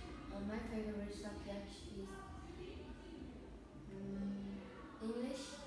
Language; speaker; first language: English; non-native, learner; Vietnamese